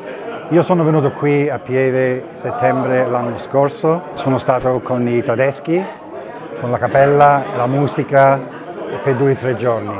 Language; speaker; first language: Italian; early bilingual, heritage; Italian